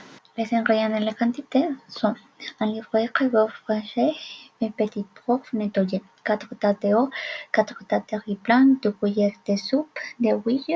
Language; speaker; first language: French; non-native, learner; Spanish